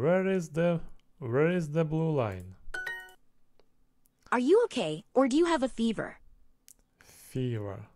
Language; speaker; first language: English; non-native, learner; Russian